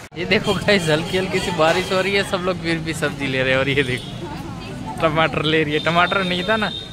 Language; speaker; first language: Hindi; non-native, local second language; Gujarati